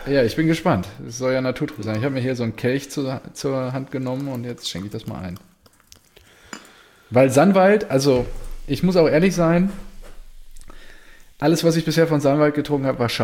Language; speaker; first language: German; native; German